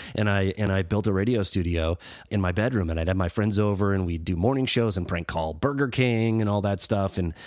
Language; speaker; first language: English; native; English